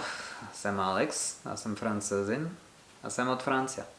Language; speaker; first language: Bulgarian; non-native, learner; French